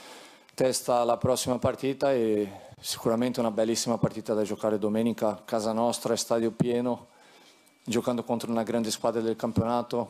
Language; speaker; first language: Italian; non-native, fluent; Portuguese